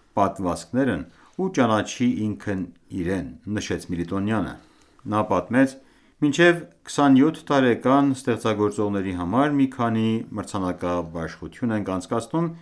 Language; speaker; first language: Armenian; native; Armenian